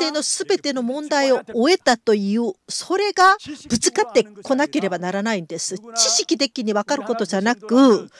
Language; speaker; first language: Japanese; non-native, fluent; Korean